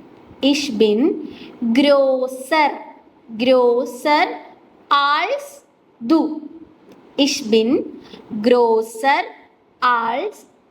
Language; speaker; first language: German; non-native, fluent; Malayalam